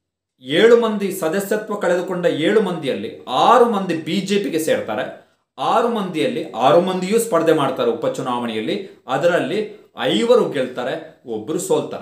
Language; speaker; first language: Kannada; native; Kannada